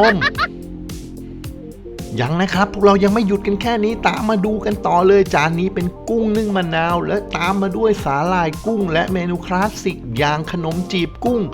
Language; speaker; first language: Thai; native; Thai